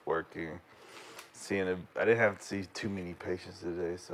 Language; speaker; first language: English; native; English